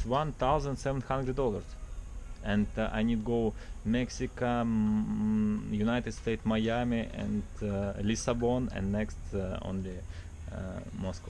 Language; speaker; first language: English; non-native, learner; Russian